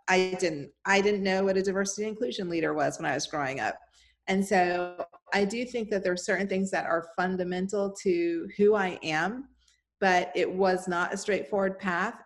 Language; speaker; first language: English; native; English